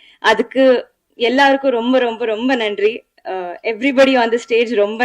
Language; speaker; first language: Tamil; non-native, learner; Telugu